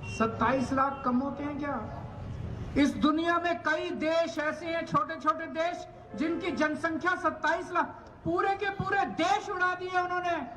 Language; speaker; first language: Hindi; native; Hindi